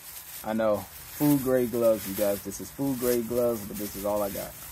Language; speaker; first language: English; native; English